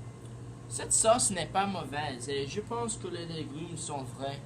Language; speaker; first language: French; non-native, learner; English